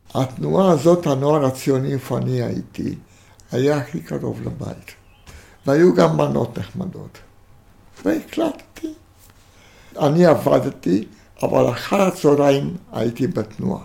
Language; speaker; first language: Hebrew; non-native, fluent; Romanian